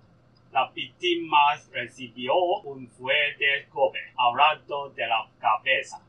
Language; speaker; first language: Spanish; non-native, learner; Cantonese